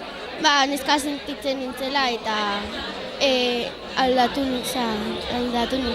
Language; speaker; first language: Basque; non-native, local second language; Spanish